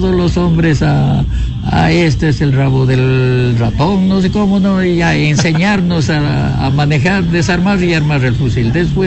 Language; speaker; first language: Spanish; native; Spanish